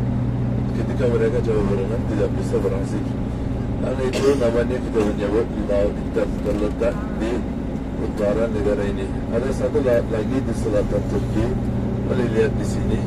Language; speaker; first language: Indonesian; non-native, fluent; Turkish